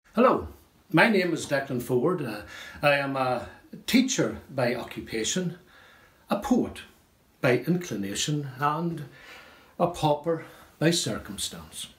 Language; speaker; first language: English; native; English